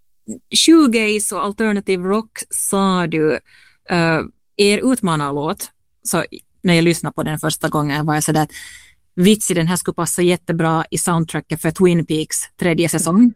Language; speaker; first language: Swedish; native; Swedish